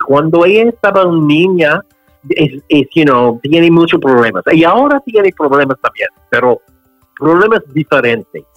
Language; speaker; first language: Spanish; non-native, learner; English